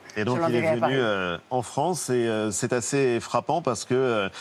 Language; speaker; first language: French; native; French